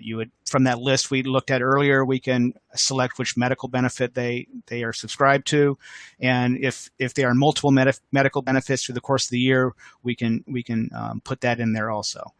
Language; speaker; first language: English; native; English